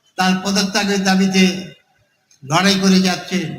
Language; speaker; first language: Bangla; native; Bangla